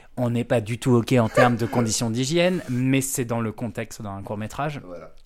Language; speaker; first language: French; native; French